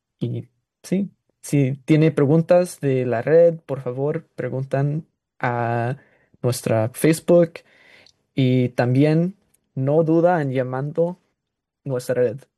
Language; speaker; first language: Spanish; non-native, learner; English